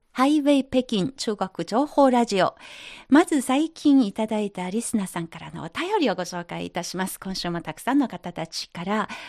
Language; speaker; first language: Japanese; non-native, fluent; Chinese